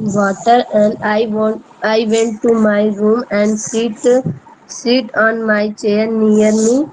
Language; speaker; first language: English; non-native, learner; Hindi